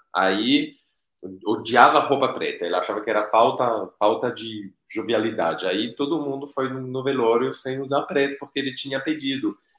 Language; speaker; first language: Portuguese; non-native, fluent; French